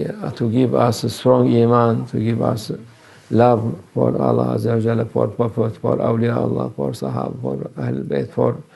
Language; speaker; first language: English; non-native, learner; Turkish